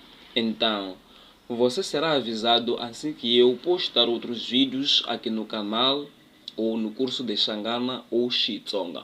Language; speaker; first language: Portuguese; non-native, local second language; Tsonga